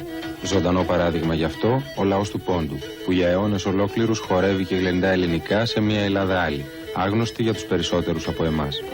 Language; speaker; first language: Greek; native; Greek